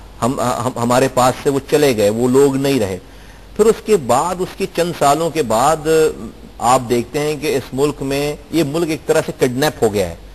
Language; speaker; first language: Urdu; native; Urdu